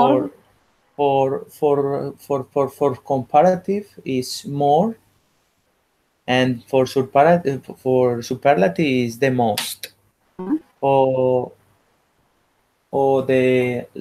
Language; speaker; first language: English; non-native, learner; Spanish